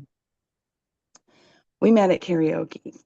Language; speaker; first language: English; native; English